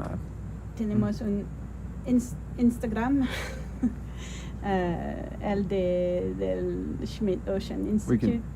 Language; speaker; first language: Spanish; non-native, learner; English